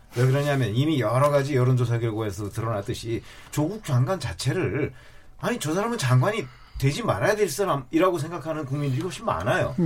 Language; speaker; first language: Korean; native; Korean